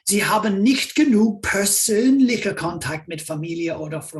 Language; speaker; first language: German; non-native, fluent; English